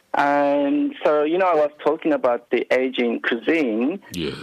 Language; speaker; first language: English; non-native, fluent; Turkish